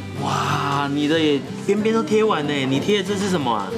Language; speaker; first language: Chinese; native; Chinese